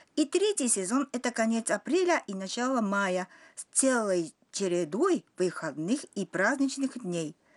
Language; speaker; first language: Russian; non-native, fluent; Japanese